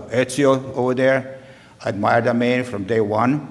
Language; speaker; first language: English; non-native, learner; Serbian